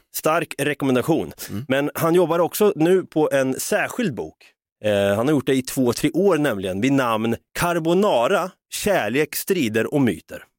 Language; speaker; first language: Swedish; native; Swedish